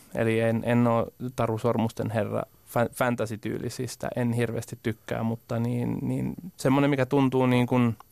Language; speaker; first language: Finnish; native; Finnish